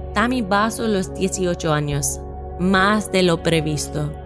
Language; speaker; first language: Spanish; non-native, fluent; English